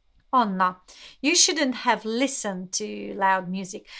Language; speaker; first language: English; non-native, fluent; Hungarian